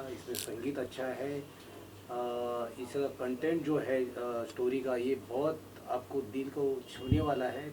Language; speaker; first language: Hindi; non-native, local second language; Marathi